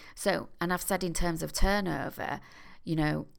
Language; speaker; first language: English; native; English